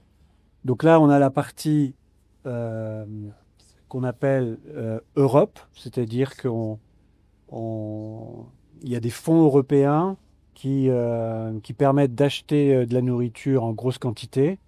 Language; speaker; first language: French; native; French